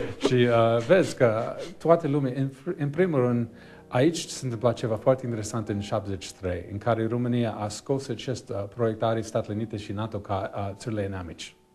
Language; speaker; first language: Romanian; non-native, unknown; English